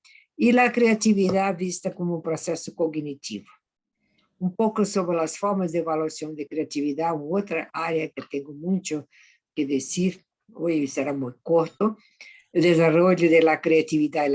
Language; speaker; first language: Spanish; non-native, fluent; Portuguese